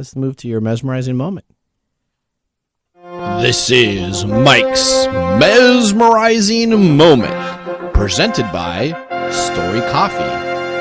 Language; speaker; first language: English; native; English